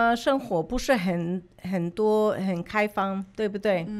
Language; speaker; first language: Chinese; early bilingual, other home language; English